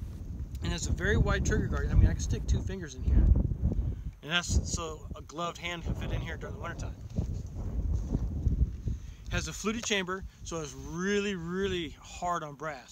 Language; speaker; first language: English; native; English